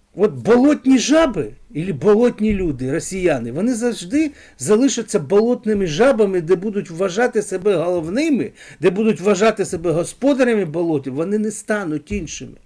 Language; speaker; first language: Ukrainian; non-native, local second language; Russian